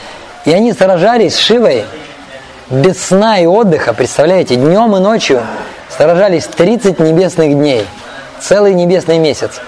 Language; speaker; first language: Russian; native; Russian